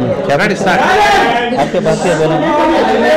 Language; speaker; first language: Hindi; non-native, local second language; Telugu